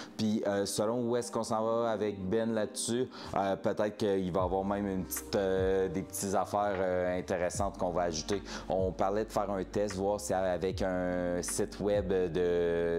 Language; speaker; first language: French; native; French